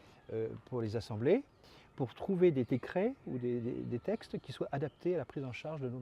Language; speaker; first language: French; native; French